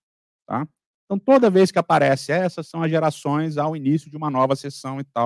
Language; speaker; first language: Portuguese; native; Portuguese